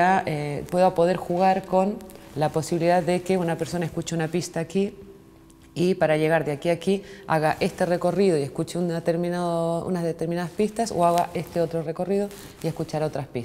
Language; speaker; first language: Spanish; native; Spanish